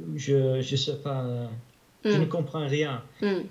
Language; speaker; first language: French; non-native, learner; Dutch